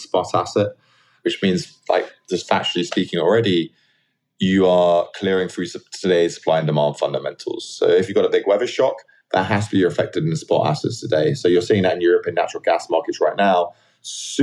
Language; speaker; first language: English; native; English